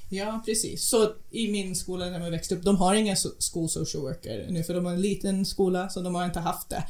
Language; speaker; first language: Swedish; non-native, fluent; English